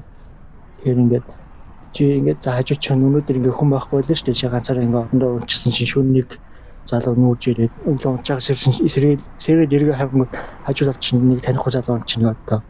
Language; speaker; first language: Mongolian; native; Mongolian